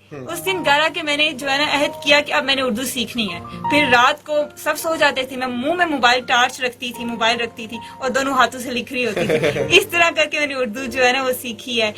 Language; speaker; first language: Urdu; non-native, local second language; Punjabi